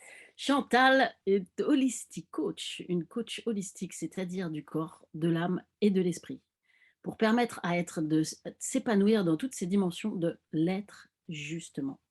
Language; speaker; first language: French; native; French